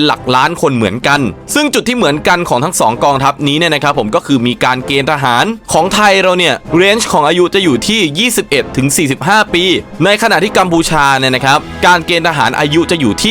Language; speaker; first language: Thai; native; Thai